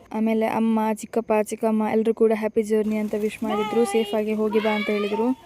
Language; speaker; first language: Kannada; native; Kannada